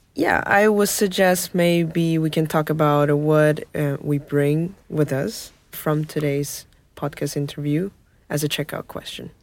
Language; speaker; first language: English; non-native, fluent; Chinese